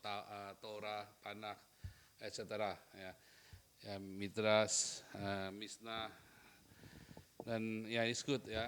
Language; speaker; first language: Dutch; non-native, learner; Indonesian